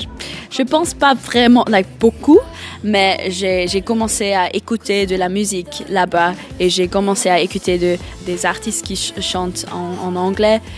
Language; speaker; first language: French; non-native, learner; German